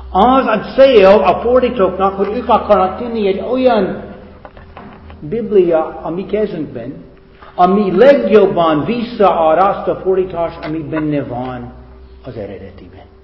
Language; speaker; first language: Hungarian; non-native, fluent; English